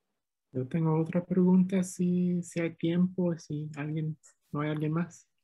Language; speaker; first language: Spanish; non-native, fluent; English